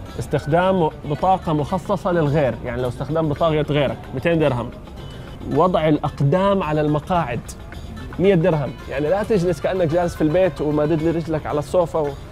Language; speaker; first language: Arabic; native; Arabic